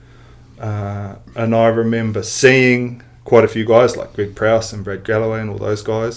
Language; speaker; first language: English; native; English